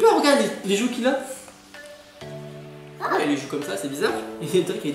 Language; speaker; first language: French; native; French